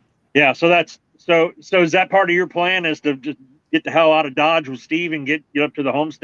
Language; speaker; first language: English; native; English